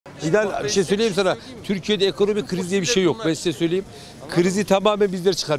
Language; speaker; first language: Turkish; native; Turkish